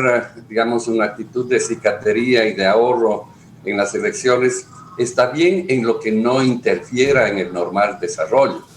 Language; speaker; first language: Spanish; native; Spanish